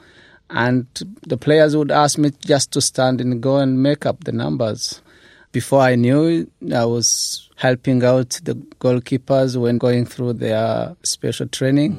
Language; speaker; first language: English; non-native, local second language; Kinyarwanda